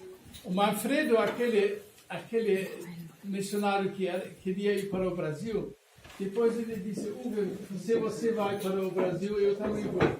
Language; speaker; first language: Portuguese; non-native, fluent; German